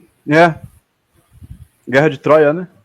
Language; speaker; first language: Portuguese; native; Portuguese